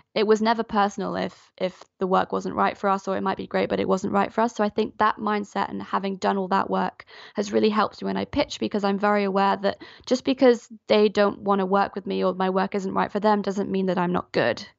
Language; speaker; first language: English; non-native, fluent; French